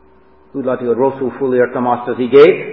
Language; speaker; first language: Hungarian; non-native, fluent; English